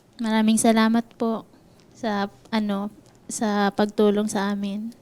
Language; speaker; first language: Filipino; non-native, local second language; Masbatenyo